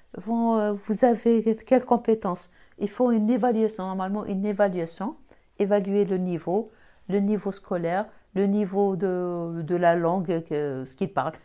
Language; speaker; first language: French; non-native, local second language; Arabic